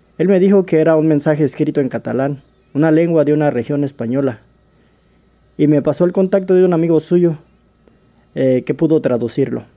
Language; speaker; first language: Spanish; native; Spanish